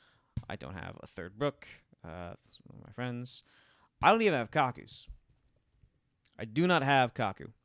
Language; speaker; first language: English; native; English